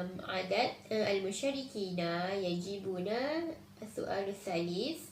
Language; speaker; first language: Arabic; non-native, learner; Malay